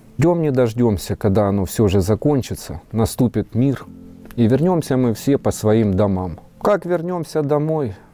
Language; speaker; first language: Russian; native; Russian